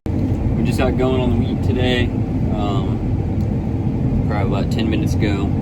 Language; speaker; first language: English; native; English